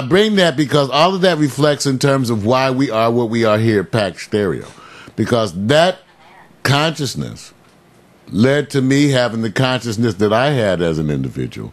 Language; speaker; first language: English; native; English